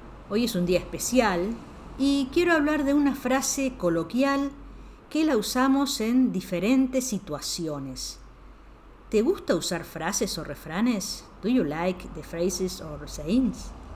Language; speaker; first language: Spanish; native; Spanish